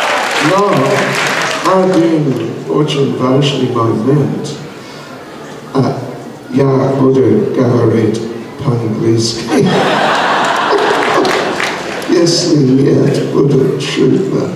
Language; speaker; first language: Russian; non-native, learner; English